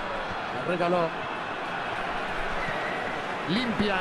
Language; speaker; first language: Spanish; native; Spanish